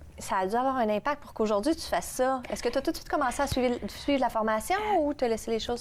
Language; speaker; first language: French; native; French